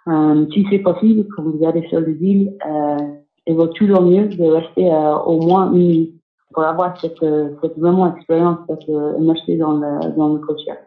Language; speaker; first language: French; non-native, fluent; English